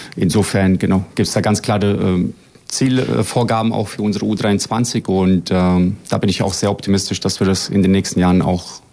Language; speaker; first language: German; early bilingual, other home language; Bosnian